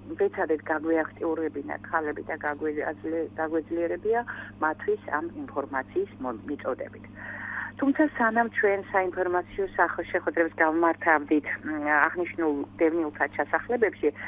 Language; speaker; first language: Georgian; native; Georgian